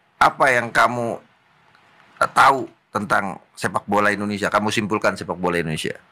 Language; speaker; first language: Indonesian; native; Indonesian